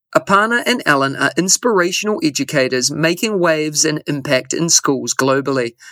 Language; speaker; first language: English; native; English